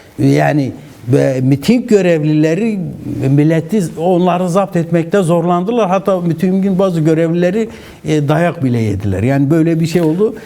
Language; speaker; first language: Turkish; non-native, local second language; Kurdish